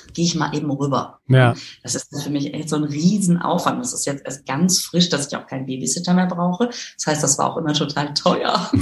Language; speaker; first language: German; native; German